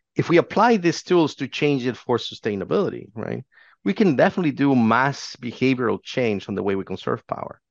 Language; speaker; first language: English; non-native, fluent; Spanish